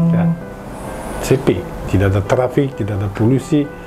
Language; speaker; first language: Indonesian; non-native, learner; French